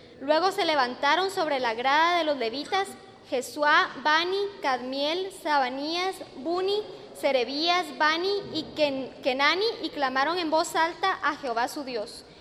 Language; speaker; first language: Spanish; non-native, fluent; English